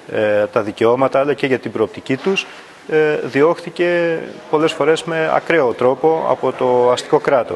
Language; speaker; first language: Greek; native; Greek